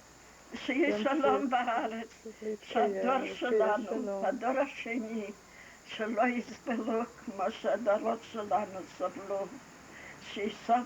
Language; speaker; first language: Hebrew; non-native, fluent; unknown